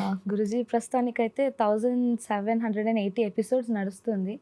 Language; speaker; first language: Telugu; non-native, local second language; Kannada